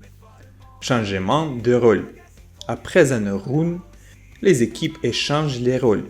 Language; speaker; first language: French; non-native, fluent; Russian